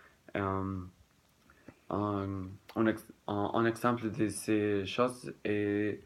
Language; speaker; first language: French; non-native, learner; Spanish